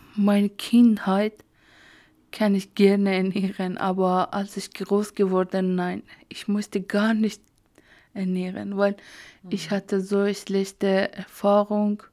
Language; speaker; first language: German; non-native, learner; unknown